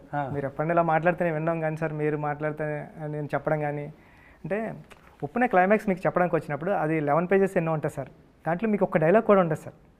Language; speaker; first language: Telugu; native; Telugu